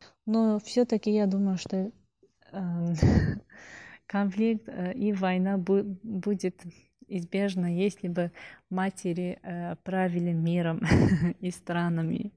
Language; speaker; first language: Russian; non-native, fluent; Azerbaijani